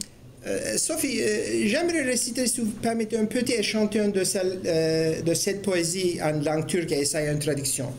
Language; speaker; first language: French; non-native, fluent; Turkish